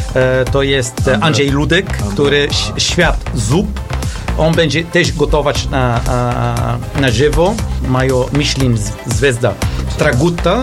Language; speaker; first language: Polish; non-native, learner; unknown